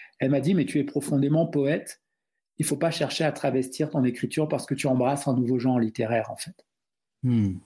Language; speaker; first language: French; non-native, local second language; Duala